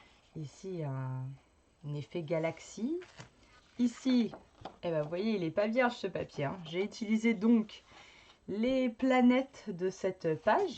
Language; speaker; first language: French; native; French